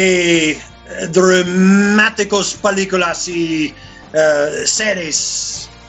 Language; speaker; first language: Spanish; non-native, learner; English